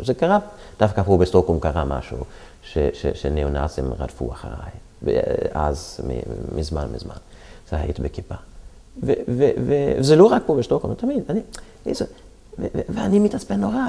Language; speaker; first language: Hebrew; non-native, fluent; Swedish